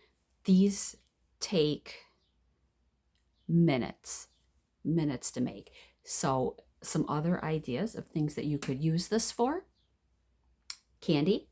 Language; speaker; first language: English; native; English